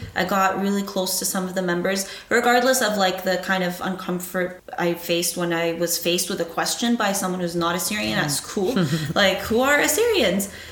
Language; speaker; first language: English; early bilingual, other home language; Arabic